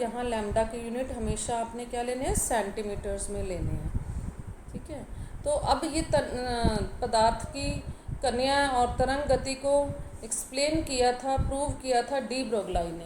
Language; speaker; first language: Hindi; native; Hindi